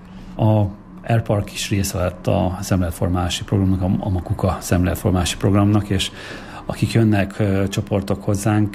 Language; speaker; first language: Hungarian; native; Hungarian